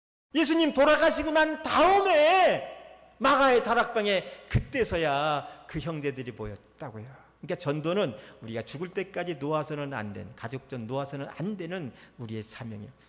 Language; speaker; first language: Korean; native; Korean